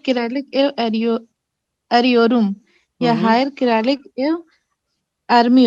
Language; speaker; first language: Turkish; non-native, learner; Urdu